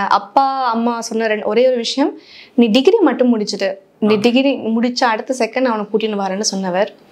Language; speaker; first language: Tamil; early bilingual, heritage; Tamil